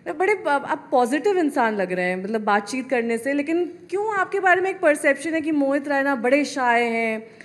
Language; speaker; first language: Hindi; native; Hindi